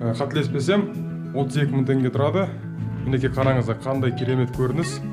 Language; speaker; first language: Kazakh; native; Kazakh